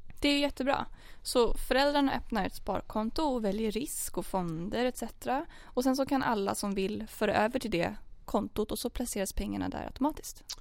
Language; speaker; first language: Swedish; native; Swedish